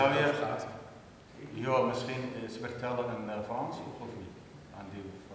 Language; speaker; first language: Dutch; non-native, learner; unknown